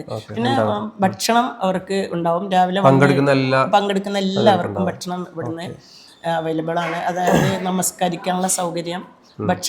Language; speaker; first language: Malayalam; native; Malayalam